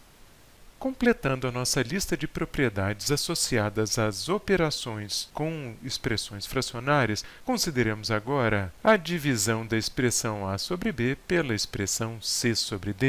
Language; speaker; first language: Portuguese; native; Portuguese